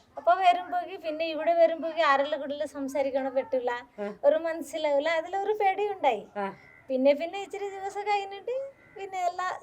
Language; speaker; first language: Malayalam; non-native, local second language; Odia